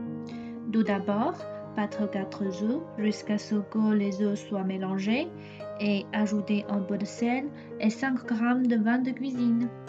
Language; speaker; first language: French; non-native, fluent; Chinese